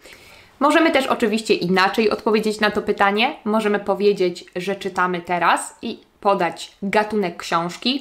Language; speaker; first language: Polish; native; Polish